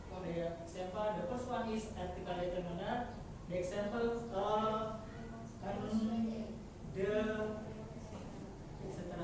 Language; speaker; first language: English; non-native, local second language; Indonesian